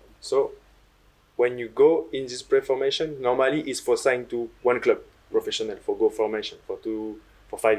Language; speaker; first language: English; non-native, learner; French